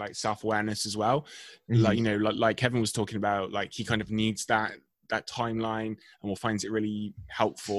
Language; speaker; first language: English; native; English